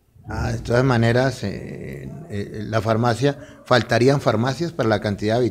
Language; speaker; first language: Spanish; native; Spanish